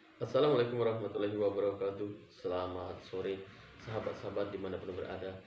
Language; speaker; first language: Indonesian; non-native, local second language; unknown